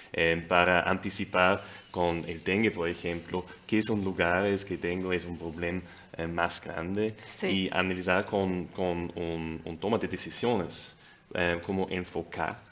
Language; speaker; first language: Spanish; non-native, fluent; German